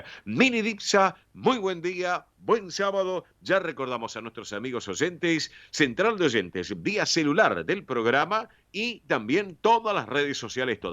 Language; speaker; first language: Spanish; native; Spanish